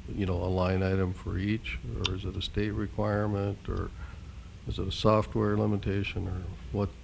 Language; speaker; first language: English; native; English